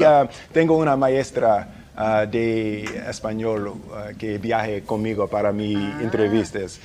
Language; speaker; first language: Spanish; non-native, learner; English